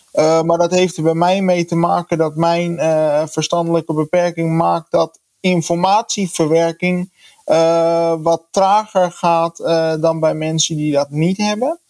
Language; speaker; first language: Dutch; native; Dutch